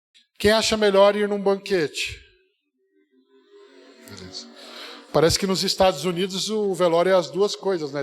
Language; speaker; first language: Portuguese; native; Portuguese